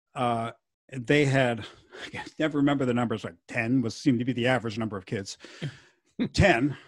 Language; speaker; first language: English; non-native, fluent; French